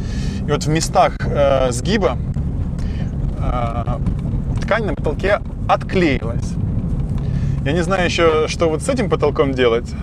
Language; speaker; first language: Russian; native; Russian